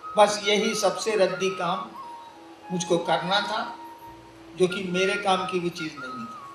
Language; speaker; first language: Hindi; native; Hindi